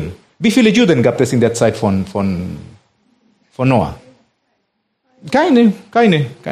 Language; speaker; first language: German; non-native, fluent; Spanish